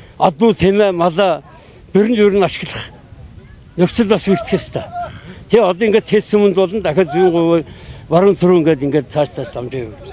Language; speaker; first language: Mongolian; native; Mongolian